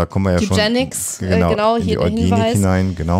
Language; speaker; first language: German; native; German